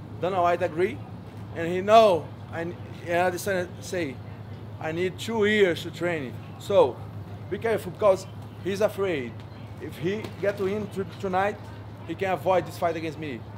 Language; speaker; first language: English; non-native, learner; Portuguese